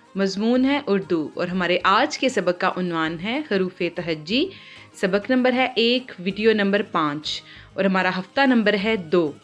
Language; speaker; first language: Hindi; non-native, local second language; Punjabi